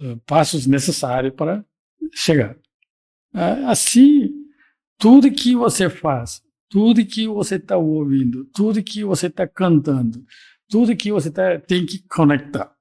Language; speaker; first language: Portuguese; non-native, fluent; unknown